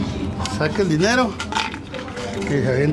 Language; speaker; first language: Spanish; native; Spanish